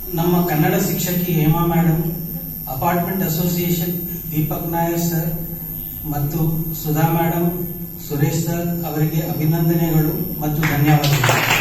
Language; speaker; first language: Kannada; non-native, learner; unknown